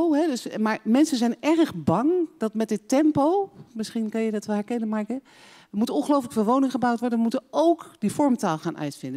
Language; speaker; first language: Dutch; native; Dutch